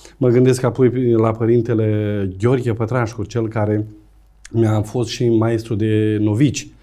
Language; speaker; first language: Romanian; native; Romanian